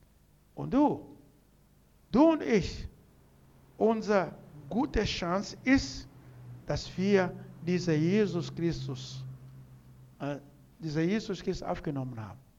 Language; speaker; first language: German; non-native, learner; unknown